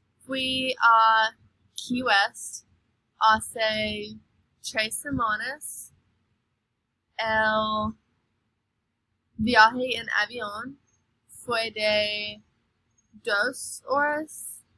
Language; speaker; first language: Spanish; non-native, learner; English